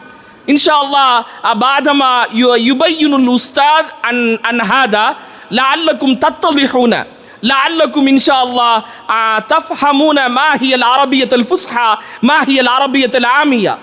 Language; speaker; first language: Arabic; non-native, fluent; Tamil